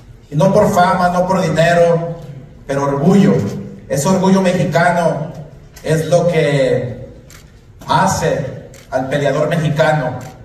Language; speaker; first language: Spanish; early bilingual, heritage; Spanish